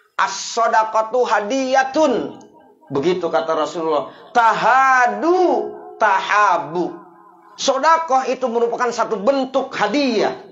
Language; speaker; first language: Indonesian; native; Indonesian